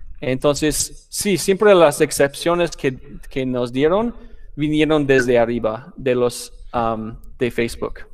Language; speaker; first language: Spanish; non-native, fluent; English